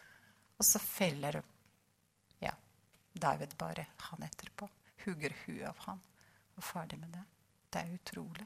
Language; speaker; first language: Norwegian; non-native, fluent; Russian